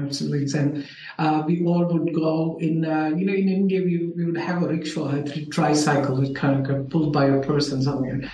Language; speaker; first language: English; non-native, local second language; Urdu